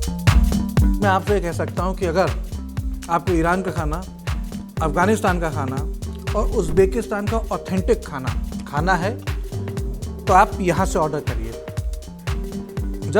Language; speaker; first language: Hindi; native; Hindi